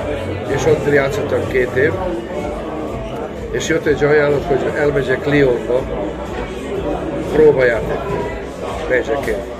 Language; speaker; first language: Hungarian; non-native, local second language; Serbian